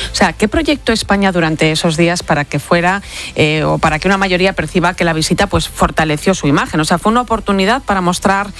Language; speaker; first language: Spanish; native; Spanish